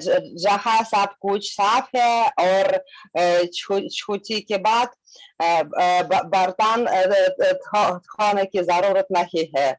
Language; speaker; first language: Hindi; non-native, learner; Russian